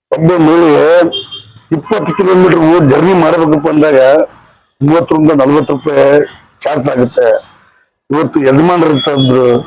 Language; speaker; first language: Kannada; native; Kannada